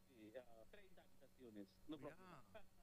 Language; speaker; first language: Spanish; non-native, fluent; Bangla